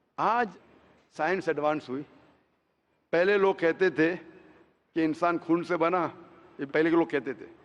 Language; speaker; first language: Hindi; non-native, local second language; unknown